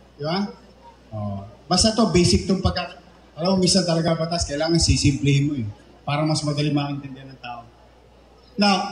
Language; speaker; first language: Filipino; native; Filipino